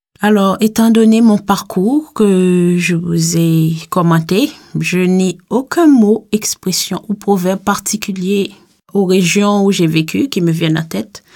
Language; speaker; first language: French; native; French